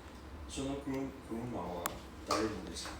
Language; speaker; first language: Japanese; non-native, learner; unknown